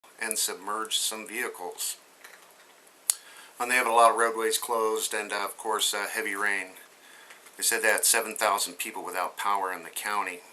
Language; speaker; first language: English; native; English